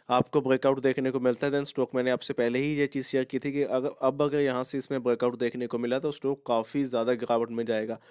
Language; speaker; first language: Hindi; native; Hindi